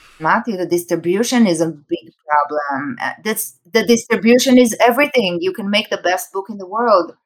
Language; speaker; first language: English; non-native, fluent; Hebrew